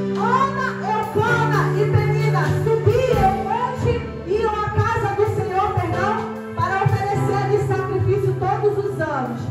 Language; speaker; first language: Portuguese; native; Portuguese